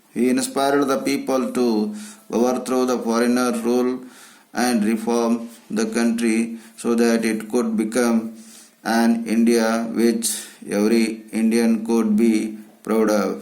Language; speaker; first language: English; non-native, local second language; Kannada